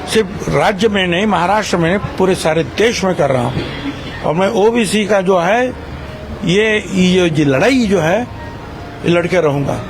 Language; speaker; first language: Hindi; non-native, local second language; Marathi